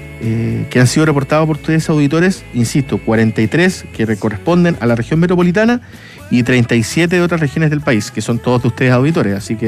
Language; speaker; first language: Spanish; native; Spanish